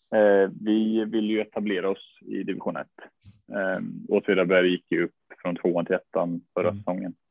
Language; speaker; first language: Swedish; native; Swedish